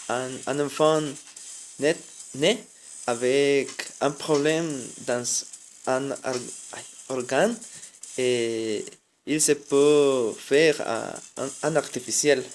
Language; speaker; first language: French; non-native, learner; Spanish